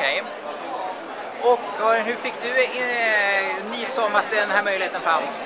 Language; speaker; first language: Swedish; native; Swedish